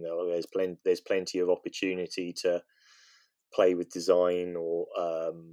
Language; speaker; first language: English; native; English